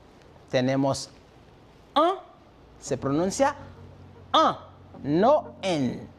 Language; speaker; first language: Spanish; non-native, fluent; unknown